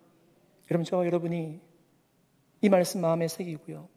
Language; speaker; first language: Korean; native; Korean